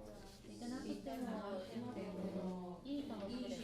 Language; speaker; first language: Japanese; non-native, learner; English